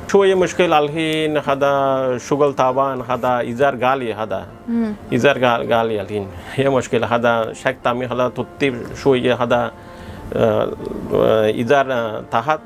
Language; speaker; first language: Arabic; non-native, learner; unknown